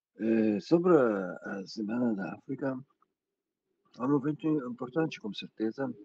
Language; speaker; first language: Portuguese; non-native, learner; Arabic